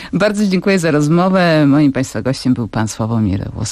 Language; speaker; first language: Polish; native; Polish